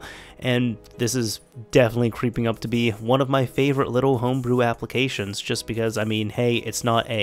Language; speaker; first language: English; native; English